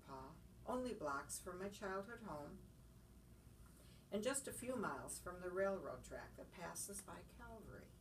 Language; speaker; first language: English; native; English